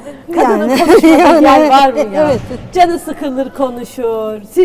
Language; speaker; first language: Turkish; native; Turkish